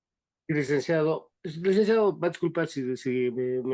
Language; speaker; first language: Spanish; native; Spanish